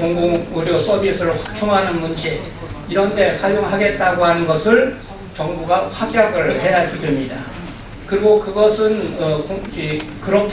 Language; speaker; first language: Korean; native; Korean